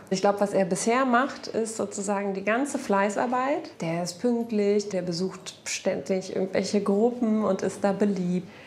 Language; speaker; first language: German; native; German